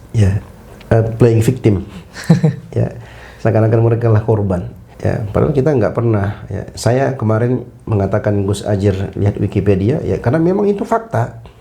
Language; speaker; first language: Indonesian; native; Indonesian